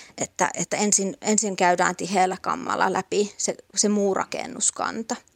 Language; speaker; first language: Finnish; native; Finnish